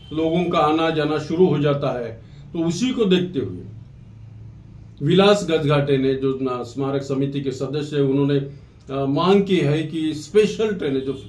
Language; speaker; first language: Hindi; non-native, local second language; Marathi